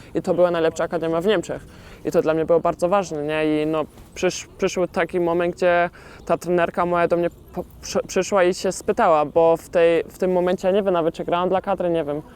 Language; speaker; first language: Polish; early bilingual, heritage; Polish